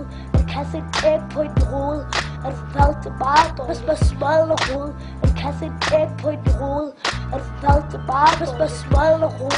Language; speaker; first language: Danish; early bilingual, other home language; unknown